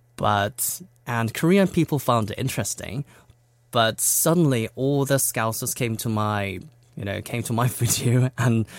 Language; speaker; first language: English; non-native, fluent; Korean